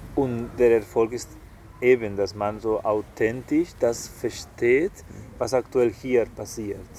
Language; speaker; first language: German; non-native, fluent; Spanish